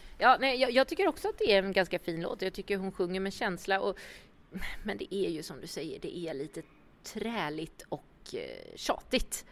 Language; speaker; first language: Swedish; native; Swedish